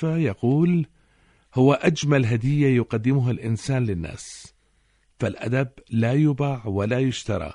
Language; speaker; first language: Arabic; native; Arabic